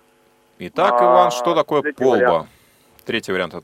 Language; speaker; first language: Russian; native; Russian